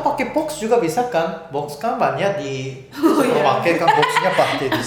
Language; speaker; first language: Indonesian; non-native, fluent; Korean